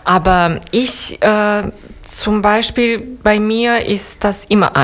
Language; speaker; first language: German; non-native, fluent; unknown